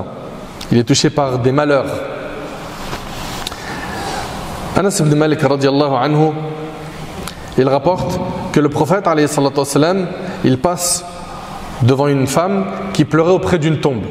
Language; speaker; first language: French; native; French